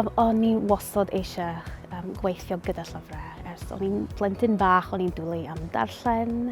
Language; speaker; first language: Welsh; non-native, local second language; English